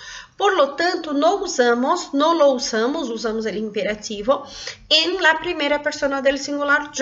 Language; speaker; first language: Spanish; non-native, local second language; Portuguese